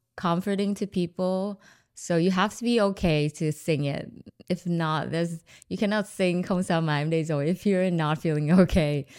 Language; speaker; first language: English; non-native, fluent; Vietnamese